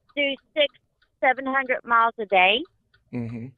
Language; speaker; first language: English; native; English